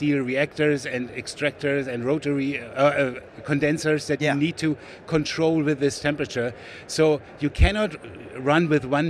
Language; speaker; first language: English; non-native, fluent; German